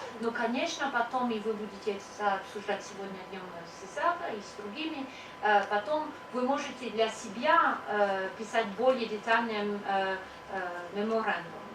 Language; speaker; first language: Russian; non-native, learner; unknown